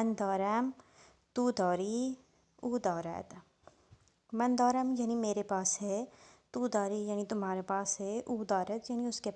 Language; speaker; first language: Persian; non-native, fluent; Urdu